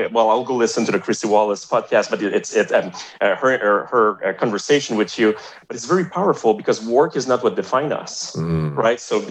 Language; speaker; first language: English; non-native, fluent; French